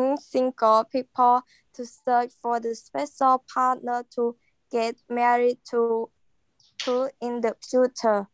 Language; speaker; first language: English; non-native, learner; Khmer